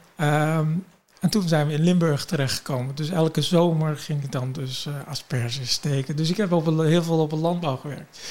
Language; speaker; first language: Dutch; non-native, fluent; Kurdish